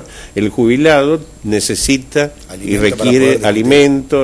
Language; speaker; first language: Spanish; native; Spanish